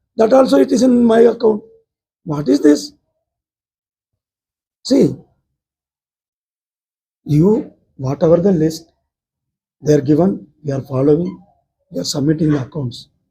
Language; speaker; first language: English; non-native, local second language; Tamil